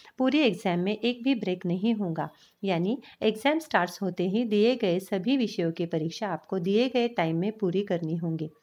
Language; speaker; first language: Hindi; non-native, local second language; Marathi